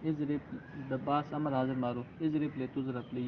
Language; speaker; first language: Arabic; non-native, learner; Urdu